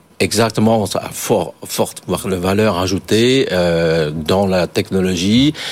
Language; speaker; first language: French; non-native, fluent; Chinese